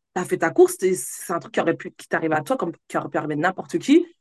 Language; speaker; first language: French; native; French